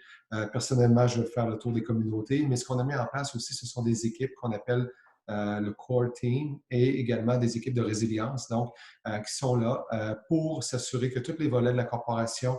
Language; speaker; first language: French; native; French